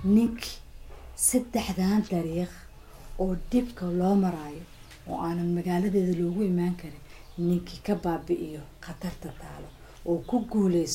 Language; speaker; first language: French; non-native, learner; Somali